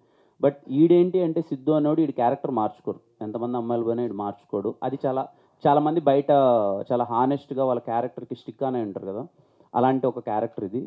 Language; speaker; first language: Telugu; native; Telugu